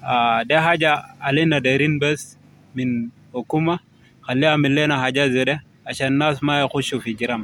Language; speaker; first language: Arabic; non-native, local second language; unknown